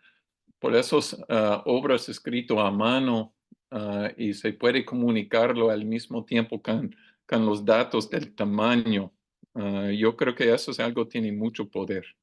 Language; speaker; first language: Spanish; non-native, learner; English